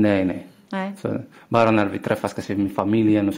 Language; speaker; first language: Swedish; non-native, learner; Arabic